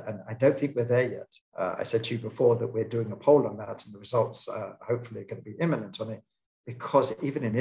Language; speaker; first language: English; native; English